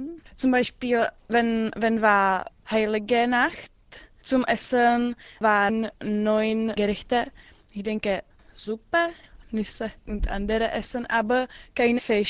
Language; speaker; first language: German; non-native, learner; Czech